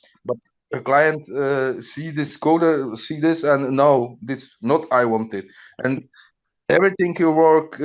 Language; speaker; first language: English; non-native, learner; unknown